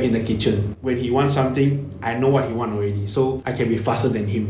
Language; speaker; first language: English; non-native, local second language; Chinese